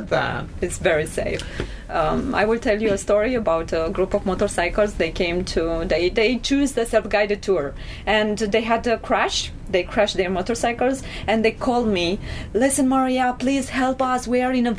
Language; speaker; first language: English; non-native, fluent; Romanian